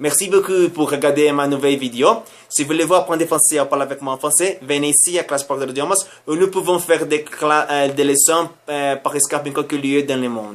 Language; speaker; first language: French; non-native, learner; Spanish